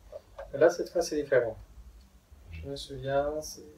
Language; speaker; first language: French; non-native, fluent; Spanish